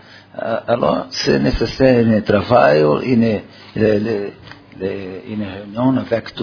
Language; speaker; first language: French; non-native, learner; Portuguese